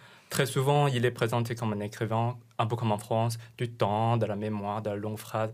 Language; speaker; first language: French; non-native, fluent; Chinese